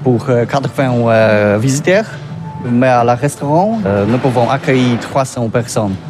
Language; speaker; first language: French; non-native, learner; Polish